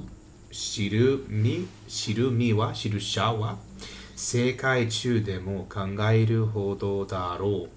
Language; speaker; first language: Japanese; non-native, learner; English